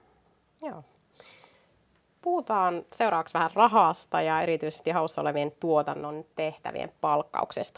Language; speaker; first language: Finnish; native; Finnish